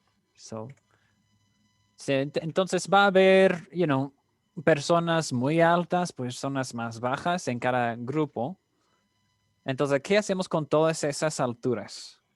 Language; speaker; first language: Spanish; non-native, fluent; English